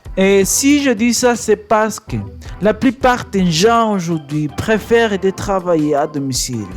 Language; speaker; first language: French; non-native, learner; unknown